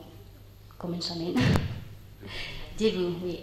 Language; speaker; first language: French; non-native, learner; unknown